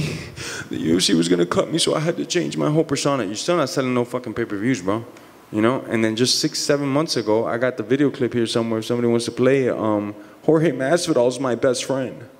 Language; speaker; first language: English; early bilingual, other home language; Spanish